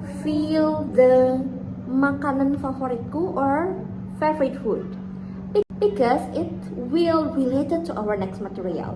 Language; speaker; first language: English; non-native, fluent; Indonesian